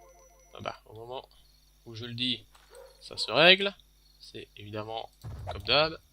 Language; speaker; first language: French; native; French